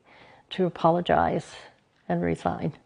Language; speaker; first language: English; native; English